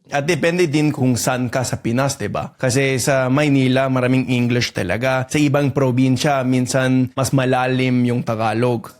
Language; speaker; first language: Filipino; non-native, fluent; English